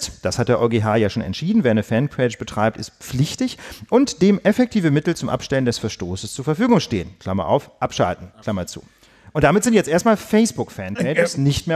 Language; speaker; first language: German; native; German